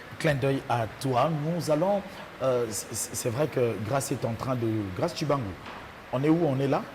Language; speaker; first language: French; non-native, local second language; Lingala